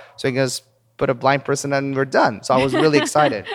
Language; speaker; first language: English; early bilingual, other home language; Korean